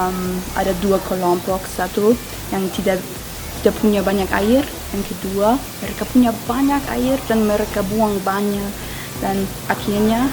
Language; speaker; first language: Indonesian; non-native, fluent; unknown